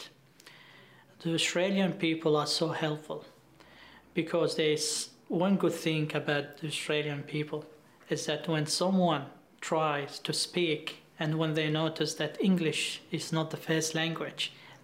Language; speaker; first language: English; non-native, fluent; Arabic